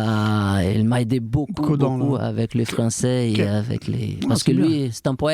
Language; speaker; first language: French; non-native, fluent; Portuguese